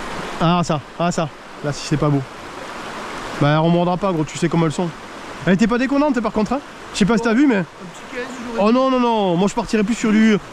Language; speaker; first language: French; native; French